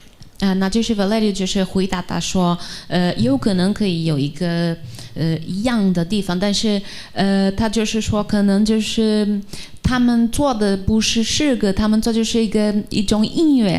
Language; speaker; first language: Chinese; non-native, fluent; Portuguese